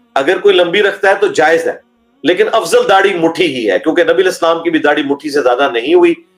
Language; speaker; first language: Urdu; non-native, local second language; Punjabi